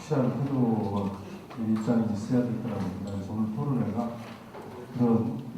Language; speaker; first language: Korean; native; Korean